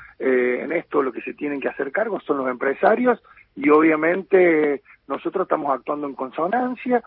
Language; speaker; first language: Spanish; native; Spanish